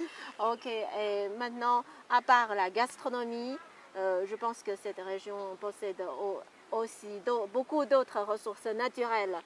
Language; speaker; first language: French; non-native, fluent; Chinese